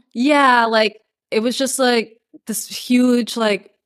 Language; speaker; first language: English; early bilingual, other home language; Spanish